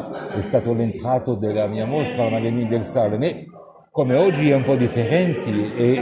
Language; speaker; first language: Italian; non-native, fluent; French